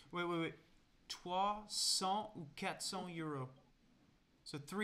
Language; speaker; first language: French; non-native, learner; English